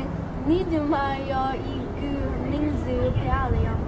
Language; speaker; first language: Chinese; non-native, learner; English